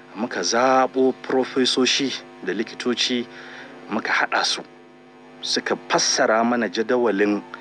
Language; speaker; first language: Hausa; native; Hausa